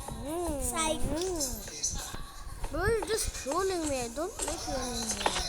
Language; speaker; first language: English; non-native, local second language; Filipino